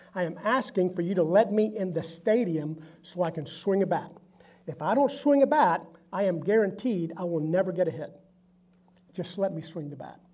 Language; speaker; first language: English; early bilingual, other home language; Spanish